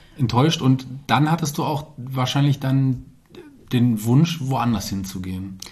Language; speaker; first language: German; native; German